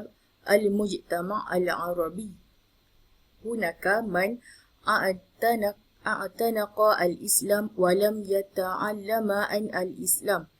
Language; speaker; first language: Arabic; non-native, learner; Malay